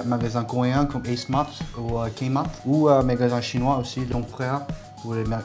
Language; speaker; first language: French; non-native, learner; Korean